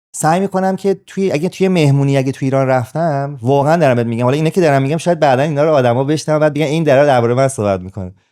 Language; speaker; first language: Persian; native; Persian